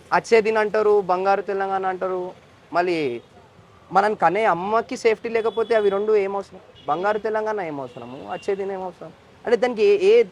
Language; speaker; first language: Telugu; native; Telugu